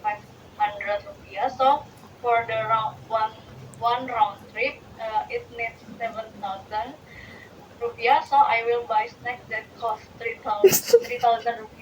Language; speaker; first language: English; non-native, learner; Indonesian